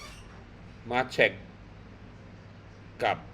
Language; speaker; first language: Thai; non-native, fluent; Swedish